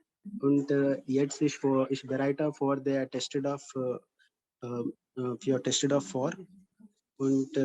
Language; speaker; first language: German; non-native, learner; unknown